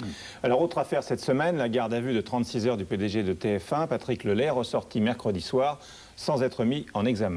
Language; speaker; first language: French; native; French